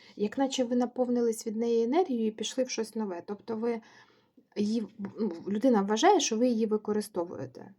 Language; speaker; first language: Ukrainian; non-native, local second language; Russian